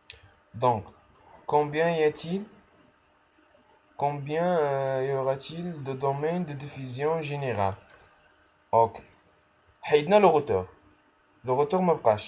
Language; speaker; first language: French; non-native, local second language; Arabic